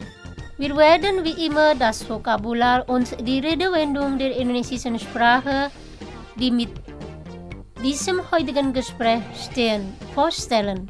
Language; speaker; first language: German; non-native, fluent; Indonesian